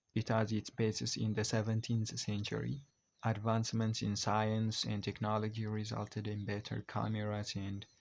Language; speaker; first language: English; non-native, local second language; Amharic